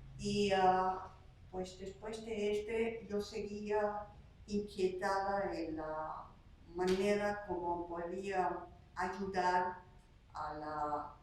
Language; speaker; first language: Spanish; non-native, fluent; Slovak